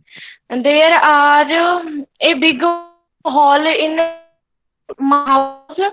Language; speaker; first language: English; non-native, learner; Hindi